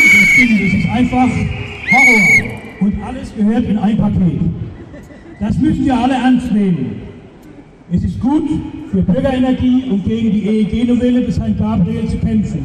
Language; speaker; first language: German; native; German